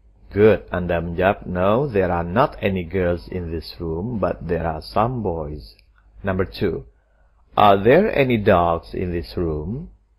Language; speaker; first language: English; non-native, fluent; Indonesian